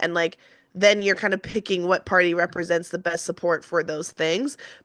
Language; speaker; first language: English; native; English